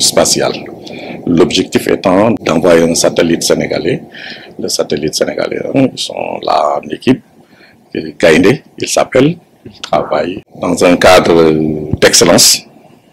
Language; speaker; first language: French; non-native, local second language; Wolof